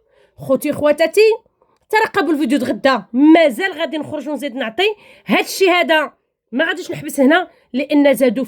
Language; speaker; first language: Arabic; native; Arabic